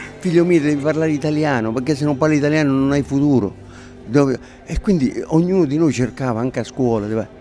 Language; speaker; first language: Italian; native; Italian